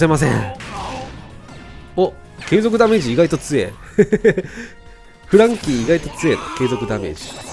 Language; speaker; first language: Japanese; native; Japanese